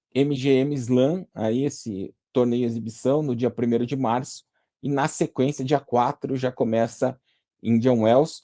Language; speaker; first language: Portuguese; native; Portuguese